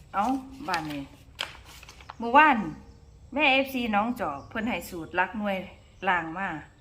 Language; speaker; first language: Thai; native; Thai